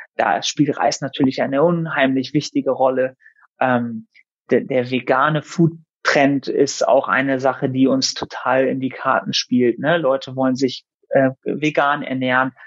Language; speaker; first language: German; native; German